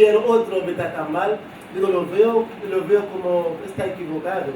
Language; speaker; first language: Spanish; non-native, fluent; Haitian Creole